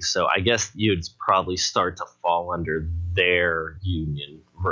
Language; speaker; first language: English; native; English